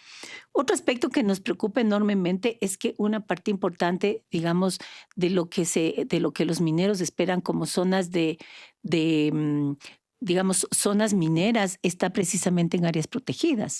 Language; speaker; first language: Spanish; native; Spanish